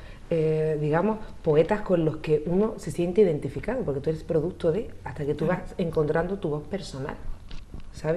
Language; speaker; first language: Spanish; native; Spanish